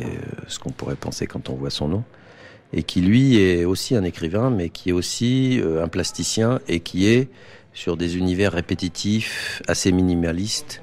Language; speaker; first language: French; native; French